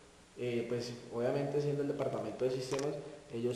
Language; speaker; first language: Spanish; native; Spanish